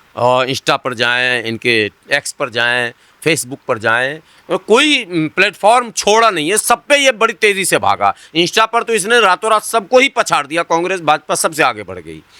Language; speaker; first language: Hindi; native; Hindi